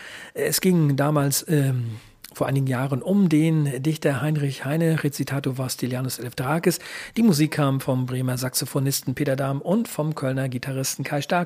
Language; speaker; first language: German; native; German